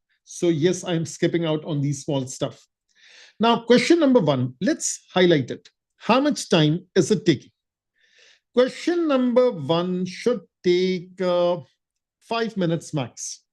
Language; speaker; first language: English; non-native, local second language; Urdu